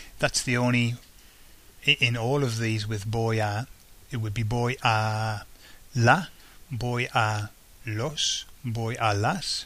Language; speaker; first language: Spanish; non-native, fluent; English